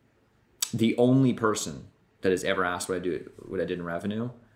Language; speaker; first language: English; native; English